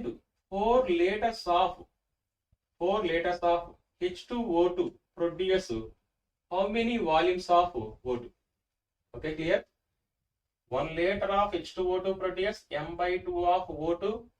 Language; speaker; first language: English; non-native, local second language; Telugu